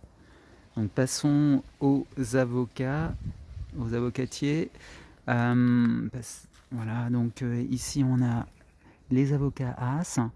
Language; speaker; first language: French; native; French